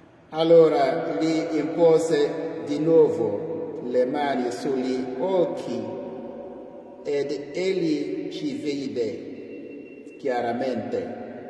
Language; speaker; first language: Italian; non-native, fluent; Igbo